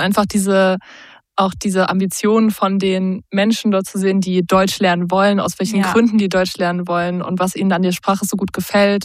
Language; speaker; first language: German; native; German